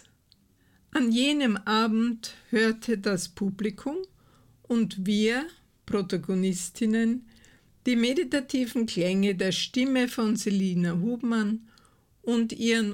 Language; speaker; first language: German; native; German